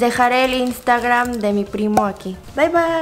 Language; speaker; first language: Spanish; early bilingual, other home language; Korean